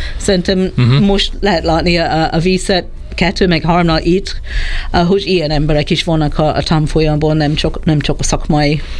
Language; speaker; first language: Hungarian; non-native, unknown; English